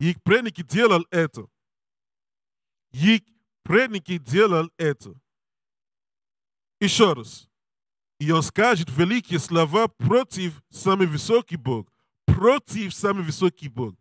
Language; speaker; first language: Russian; non-native, learner; English